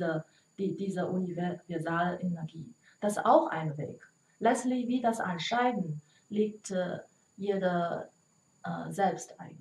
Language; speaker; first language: German; non-native, learner; Chinese